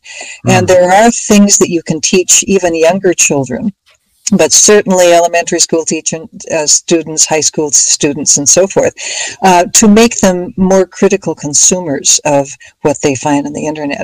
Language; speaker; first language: English; native; English